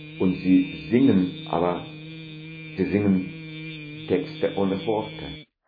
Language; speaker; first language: German; non-native, fluent; Russian